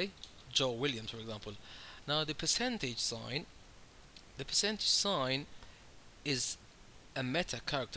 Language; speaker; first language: English; non-native, fluent; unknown